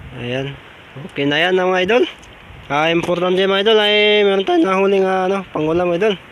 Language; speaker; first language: Filipino; non-native, local second language; Iloko